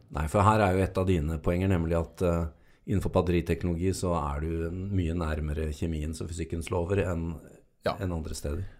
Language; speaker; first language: Norwegian; native; Norwegian